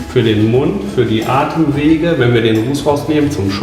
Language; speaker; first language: German; native; German